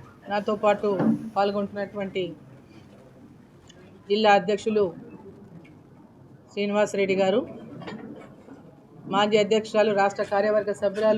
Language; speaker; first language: Telugu; native; Telugu